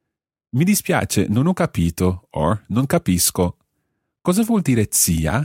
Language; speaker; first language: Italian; non-native, fluent; English